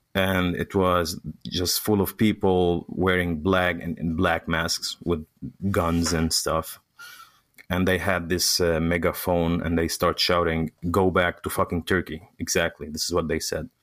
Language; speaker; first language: English; non-native, fluent; Arabic